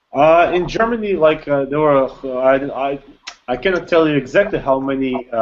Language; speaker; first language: English; non-native, learner; Russian